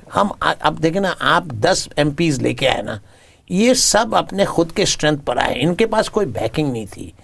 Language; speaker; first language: Urdu; native; Urdu